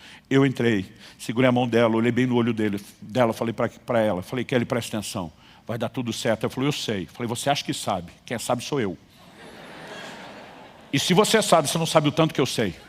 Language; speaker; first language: Portuguese; native; Portuguese